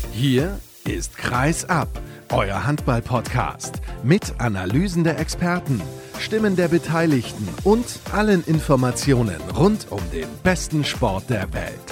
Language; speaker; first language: German; native; German